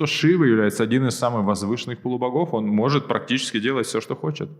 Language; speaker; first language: Russian; native; Russian